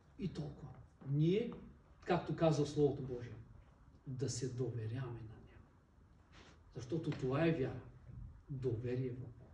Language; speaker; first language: Bulgarian; non-native, local second language; Turkish